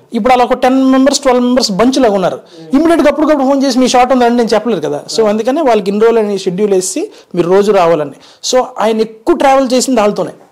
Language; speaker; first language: Telugu; native; Telugu